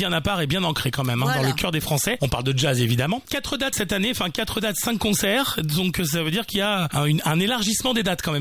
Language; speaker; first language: French; native; French